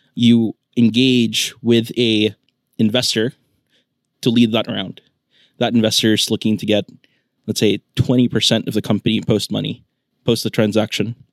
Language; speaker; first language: English; non-native, local second language; Filipino